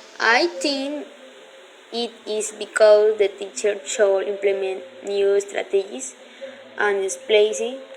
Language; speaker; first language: English; non-native, learner; Spanish